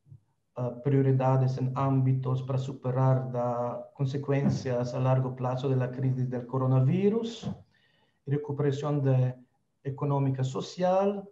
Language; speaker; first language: Spanish; non-native, fluent; Slovenian